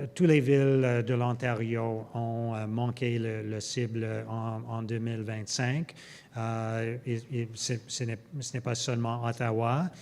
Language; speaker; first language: French; non-native, local second language; English